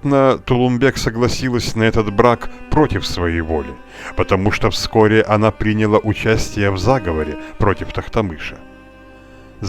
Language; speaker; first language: Russian; native; Russian